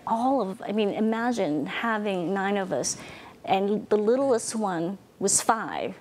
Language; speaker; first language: English; non-native, fluent; Vietnamese